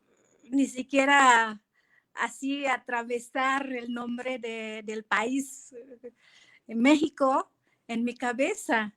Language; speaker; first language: Spanish; non-native, fluent; Indonesian